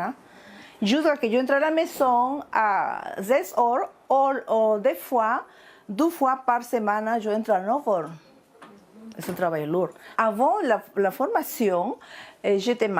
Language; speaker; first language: French; non-native, learner; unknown